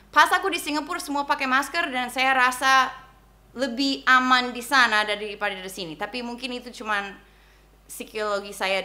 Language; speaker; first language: Indonesian; non-native, fluent; English